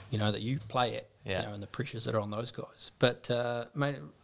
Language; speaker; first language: English; native; English